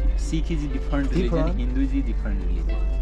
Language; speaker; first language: English; non-native, local second language; Odia